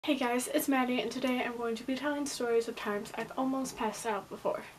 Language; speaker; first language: English; native; English